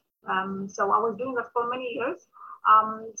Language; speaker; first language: English; non-native, fluent; Amharic